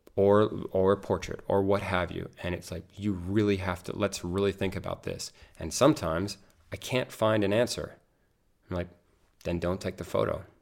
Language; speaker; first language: English; native; English